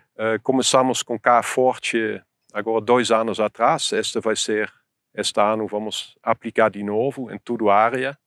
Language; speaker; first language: Portuguese; non-native, fluent; Dutch